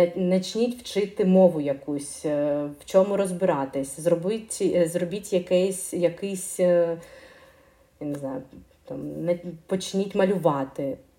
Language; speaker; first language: Ukrainian; non-native, local second language; Russian